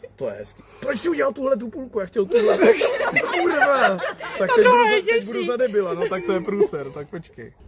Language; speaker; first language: Czech; native; Czech